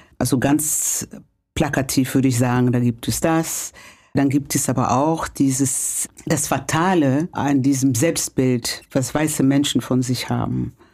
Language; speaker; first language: German; non-native, fluent; Kinyarwanda